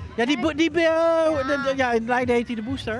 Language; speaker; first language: Dutch; native; Dutch